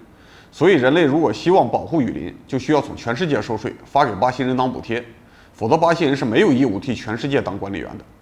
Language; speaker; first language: Chinese; native; Chinese